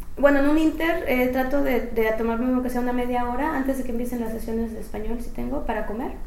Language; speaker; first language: Spanish; native; Spanish